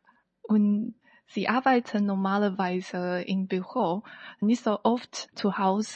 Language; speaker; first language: German; non-native, learner; Chinese